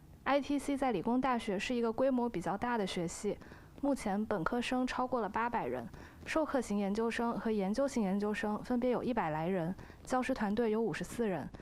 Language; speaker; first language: Chinese; native; Chinese